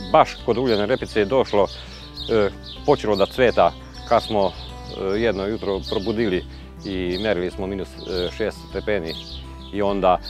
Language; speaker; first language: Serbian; non-native, local second language; Hungarian